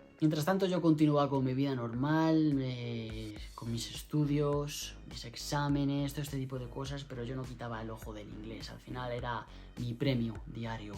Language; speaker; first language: Spanish; native; Spanish